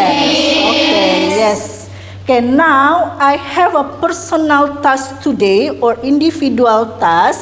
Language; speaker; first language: English; non-native, learner; Indonesian